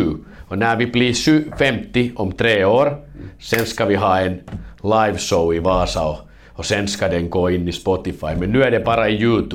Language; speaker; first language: Swedish; non-native, learner; Finnish